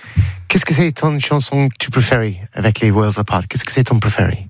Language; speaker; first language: French; non-native, learner; English